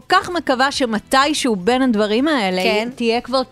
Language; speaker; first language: Hebrew; native; Hebrew